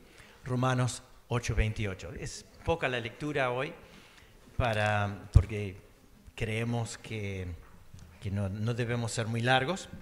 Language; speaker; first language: Spanish; early bilingual, other home language; English